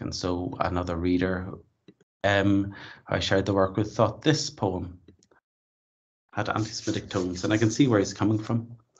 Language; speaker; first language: English; native; English